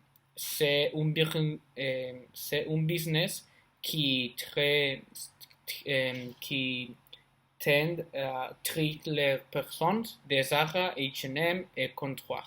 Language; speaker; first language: French; non-native, learner; Spanish